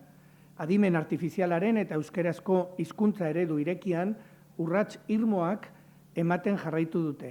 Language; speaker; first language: Basque; native; Basque